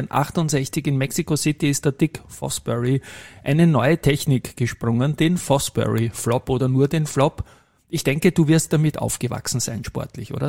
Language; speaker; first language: German; native; German